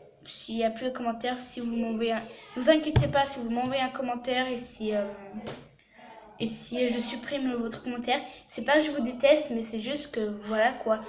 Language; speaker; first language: French; native; French